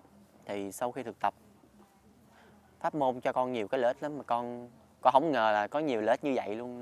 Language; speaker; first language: Vietnamese; native; Vietnamese